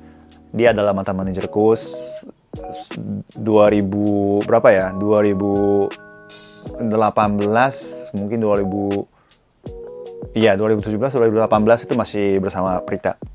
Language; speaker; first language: Indonesian; non-native, fluent; Japanese